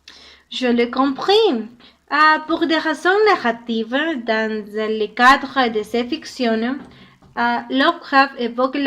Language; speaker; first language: French; non-native, learner; Spanish